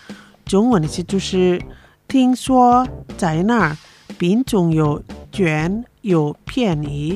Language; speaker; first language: Chinese; non-native, fluent; Indonesian